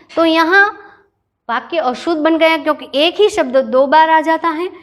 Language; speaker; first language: Hindi; non-native, local second language; Gujarati